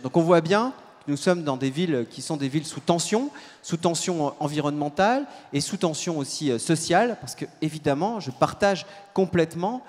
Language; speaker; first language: French; native; French